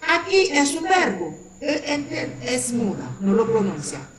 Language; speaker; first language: Spanish; non-native, fluent; French